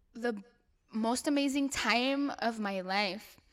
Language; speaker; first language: English; non-native, fluent; Spanish